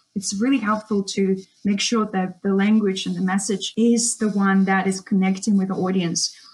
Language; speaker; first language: English; non-native, fluent; Russian